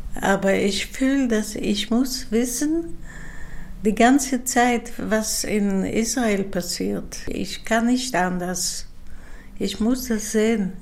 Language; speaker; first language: German; non-native, fluent; Dutch